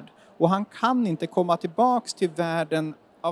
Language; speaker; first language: Swedish; native; Swedish